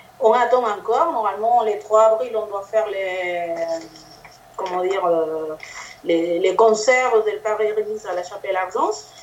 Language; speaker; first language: French; non-native, fluent; Spanish